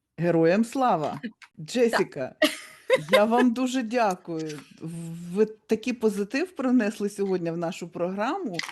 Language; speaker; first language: Ukrainian; native; Ukrainian